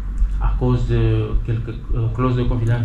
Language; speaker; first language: French; non-native, fluent; Romanian